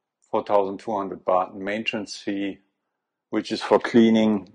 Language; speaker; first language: English; non-native, fluent; German